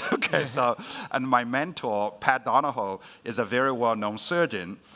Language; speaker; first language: English; non-native, fluent; Chinese